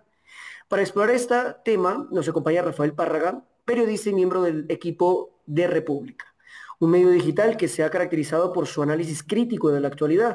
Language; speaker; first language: Spanish; native; Spanish